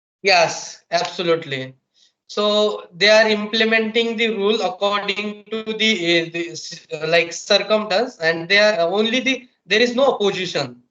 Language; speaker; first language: English; non-native, local second language; Marathi